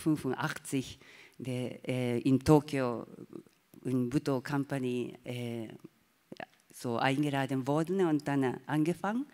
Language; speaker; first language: German; non-native, learner; Japanese